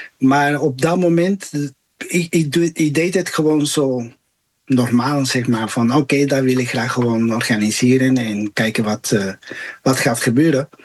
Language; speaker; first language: Dutch; non-native, fluent; Spanish